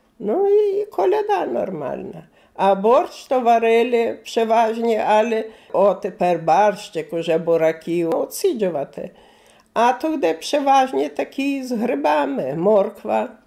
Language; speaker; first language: Ukrainian; native; Ukrainian